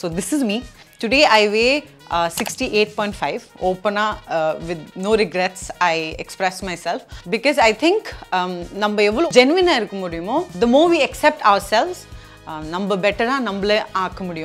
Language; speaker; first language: Tamil; non-native, local second language; Assamese